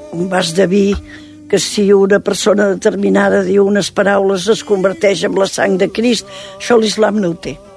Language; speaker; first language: Catalan; native; Catalan